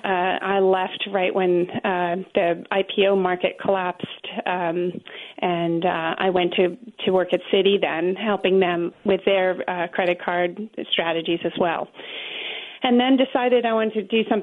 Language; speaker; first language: English; native; English